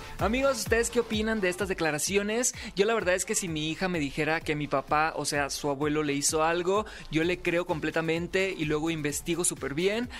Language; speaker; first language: Spanish; native; Spanish